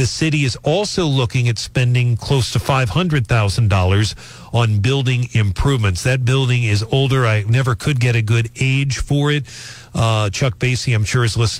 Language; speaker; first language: English; native; English